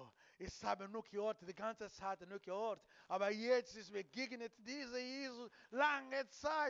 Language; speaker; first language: German; non-native, learner; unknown